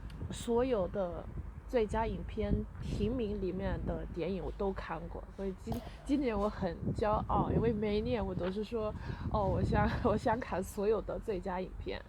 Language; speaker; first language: Chinese; early bilingual, heritage; Chinese